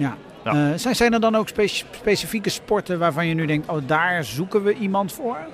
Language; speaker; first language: Dutch; native; Dutch